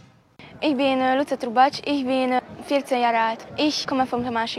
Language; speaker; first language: German; non-native, local second language; Hungarian